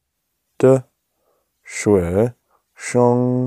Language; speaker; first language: Chinese; non-native, learner; English